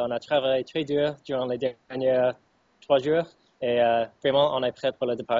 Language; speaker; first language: French; non-native, fluent; English